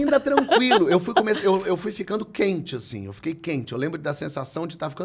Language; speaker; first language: Portuguese; native; Portuguese